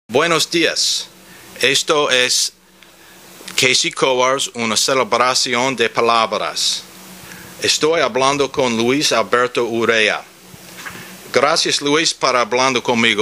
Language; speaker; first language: Spanish; non-native, learner; English